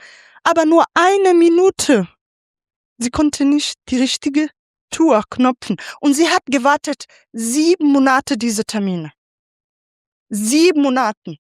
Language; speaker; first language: German; non-native, fluent; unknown